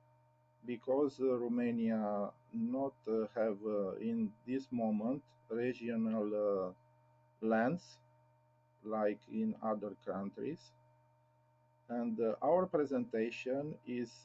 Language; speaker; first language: English; non-native, learner; Romanian